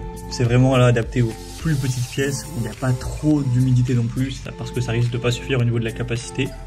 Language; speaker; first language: French; native; French